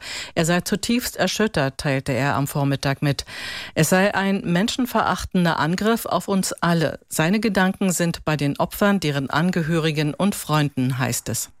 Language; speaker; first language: German; native; German